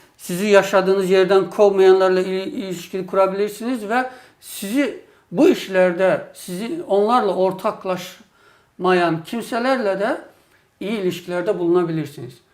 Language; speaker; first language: Turkish; native; Turkish